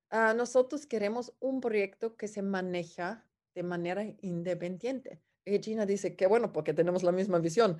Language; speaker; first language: Spanish; non-native, fluent; German